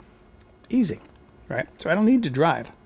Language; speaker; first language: English; native; English